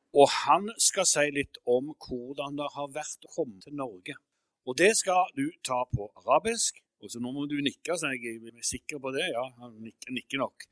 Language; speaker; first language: Norwegian; native; Norwegian